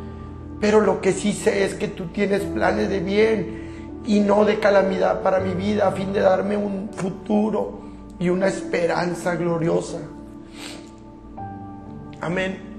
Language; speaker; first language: Spanish; native; Spanish